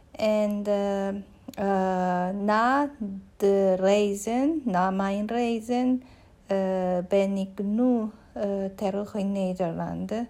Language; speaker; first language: Dutch; non-native, learner; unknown